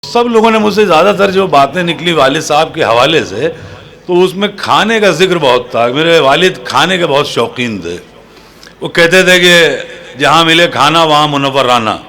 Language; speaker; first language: Urdu; native; Urdu